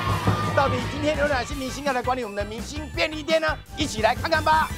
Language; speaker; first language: Chinese; native; Chinese